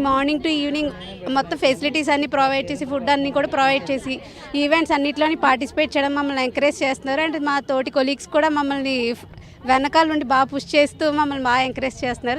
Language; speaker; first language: Telugu; native; Telugu